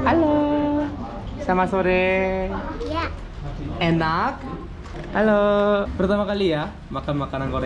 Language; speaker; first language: Indonesian; non-native, learner; Korean